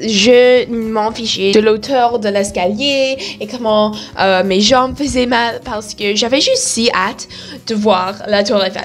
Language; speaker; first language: French; non-native, learner; English